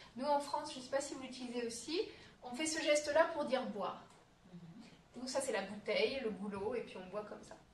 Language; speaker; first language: French; native; French